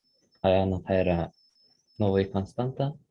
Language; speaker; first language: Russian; non-native, local second language; Kyrgyz